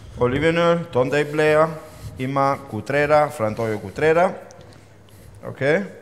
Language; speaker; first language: German; non-native, learner; Italian